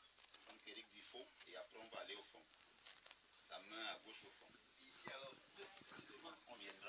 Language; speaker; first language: French; native; French